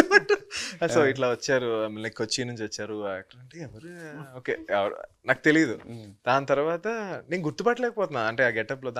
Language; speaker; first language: Telugu; native; Telugu